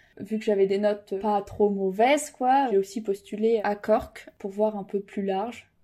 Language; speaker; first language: French; native; French